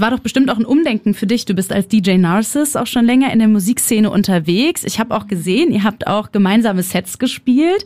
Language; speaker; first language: German; native; German